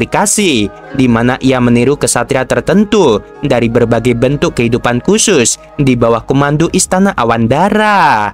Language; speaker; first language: Indonesian; native; Indonesian